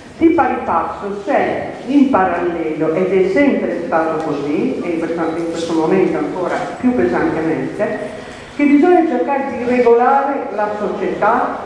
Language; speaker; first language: Italian; native; Italian